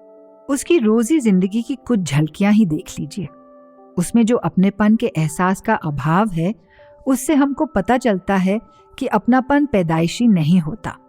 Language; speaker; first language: Hindi; native; Hindi